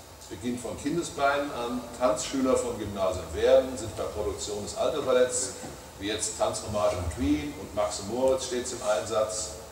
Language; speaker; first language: German; native; German